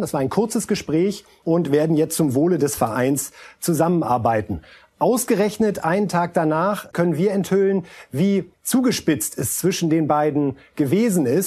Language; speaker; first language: German; native; German